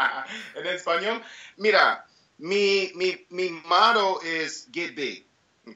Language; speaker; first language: Spanish; early bilingual, heritage; English